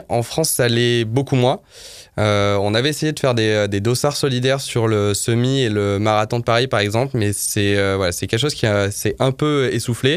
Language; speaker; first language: French; native; French